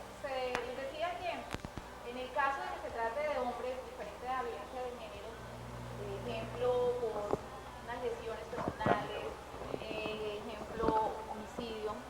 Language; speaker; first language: Spanish; native; Spanish